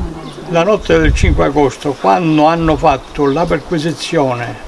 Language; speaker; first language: Italian; native; Italian